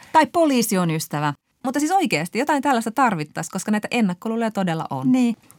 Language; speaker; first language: Finnish; native; Finnish